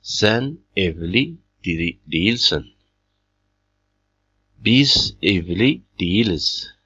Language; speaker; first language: Turkish; non-native, fluent; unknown